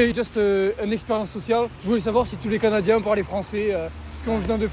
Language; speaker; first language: French; native; French